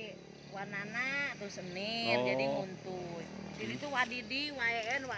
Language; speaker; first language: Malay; non-native, local second language; Sundanese